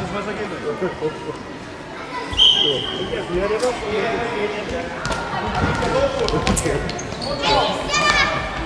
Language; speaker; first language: German; native; German